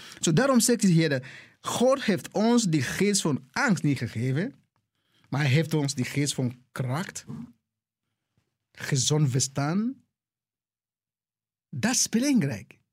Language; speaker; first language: Dutch; non-native, fluent; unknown